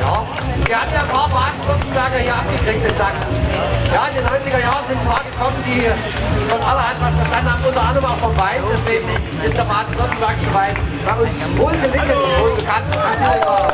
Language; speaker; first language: German; native; German